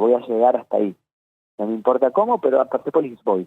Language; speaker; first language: Spanish; native; Spanish